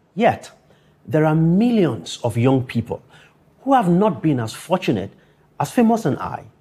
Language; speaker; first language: English; non-native, local second language; Yoruba